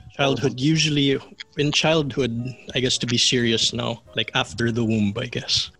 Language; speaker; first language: English; non-native, local second language; Filipino